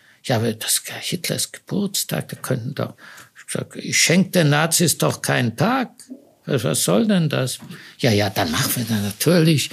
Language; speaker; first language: German; early bilingual, other home language; Hebrew